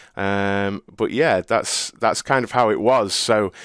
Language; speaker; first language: English; native; English